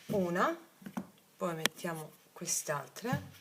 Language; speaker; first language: Italian; native; Italian